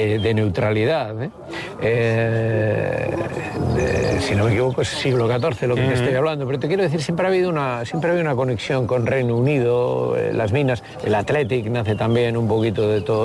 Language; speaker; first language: Spanish; native; Spanish